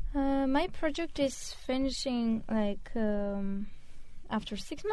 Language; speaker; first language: English; non-native, fluent; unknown